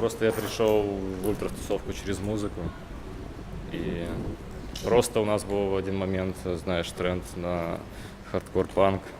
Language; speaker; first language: Russian; native; Russian